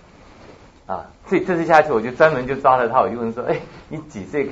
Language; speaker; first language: Chinese; native; Chinese